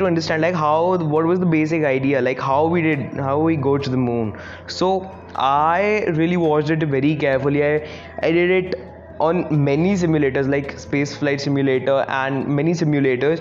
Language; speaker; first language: English; non-native, local second language; Hindi